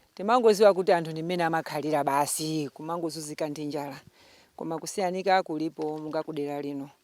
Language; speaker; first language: Nyanja; native; Nyanja